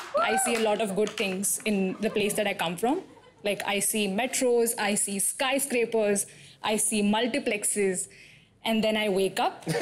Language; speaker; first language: English; non-native, local second language; Hindi